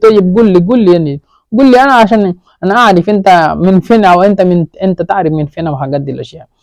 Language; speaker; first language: Arabic; non-native, learner; Bangla